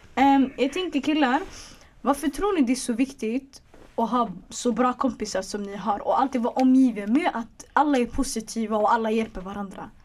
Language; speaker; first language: Swedish; early bilingual, other home language; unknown